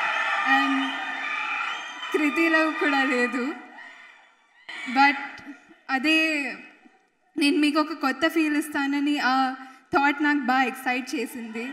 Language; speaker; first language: Telugu; non-native, fluent; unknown